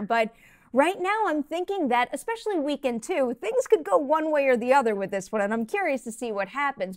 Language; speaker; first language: English; native; English